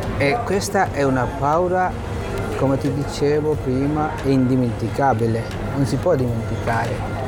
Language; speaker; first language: Italian; non-native, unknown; Bangla